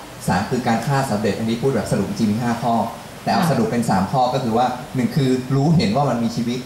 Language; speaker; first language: Thai; native; Thai